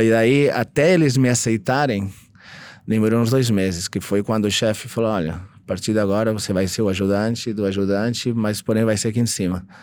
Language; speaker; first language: Portuguese; non-native, fluent; Catalan